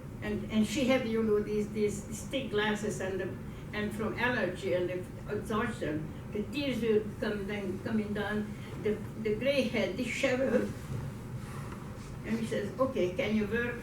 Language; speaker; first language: English; non-native, fluent; Hungarian